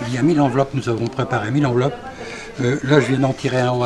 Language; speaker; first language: French; native; French